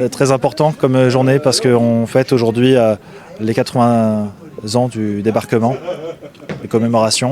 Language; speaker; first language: French; native; French